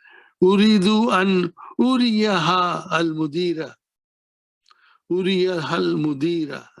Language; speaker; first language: Arabic; non-native, fluent; Urdu